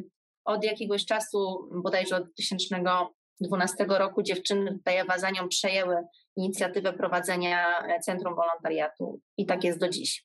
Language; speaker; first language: Polish; native; Polish